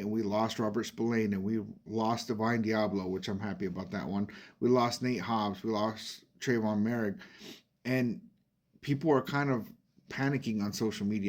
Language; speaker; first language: English; native; English